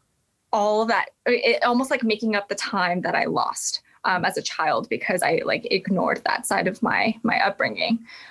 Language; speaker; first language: English; native; English